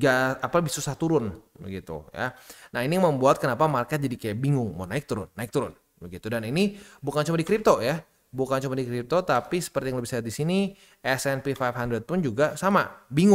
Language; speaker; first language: Indonesian; native; Indonesian